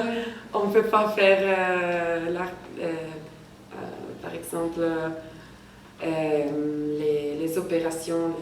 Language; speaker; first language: French; non-native, fluent; Italian